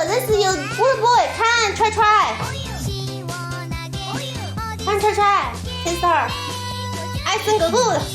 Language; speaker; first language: English; non-native, learner; Chinese